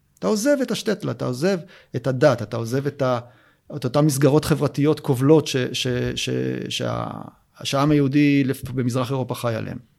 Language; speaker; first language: Hebrew; native; Hebrew